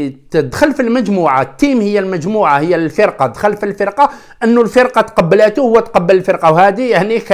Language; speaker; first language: Arabic; native; Arabic